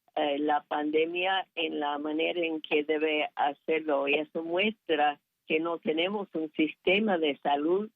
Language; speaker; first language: Spanish; non-native, fluent; English